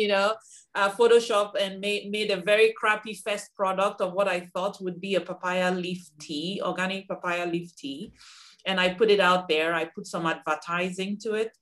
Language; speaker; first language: English; non-native, local second language; Igbo